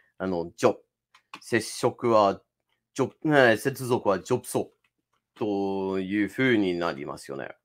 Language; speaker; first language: Japanese; non-native, fluent; English